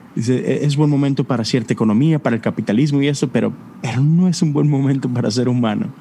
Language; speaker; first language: Spanish; native; Spanish